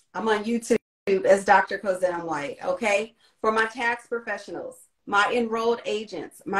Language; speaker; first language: English; native; English